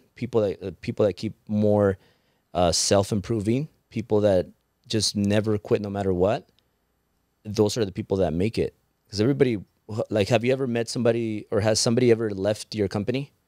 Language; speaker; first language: English; early bilingual, other home language; Spanish